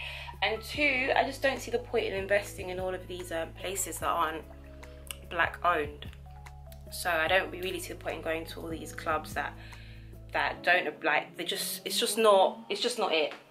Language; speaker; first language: English; native; English